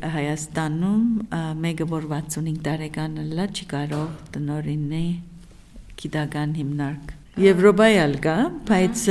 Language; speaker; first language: Armenian; early bilingual, heritage; Armenian